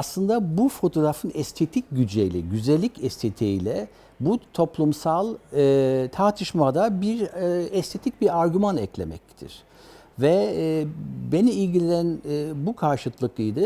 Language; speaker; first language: Turkish; early bilingual, other home language; German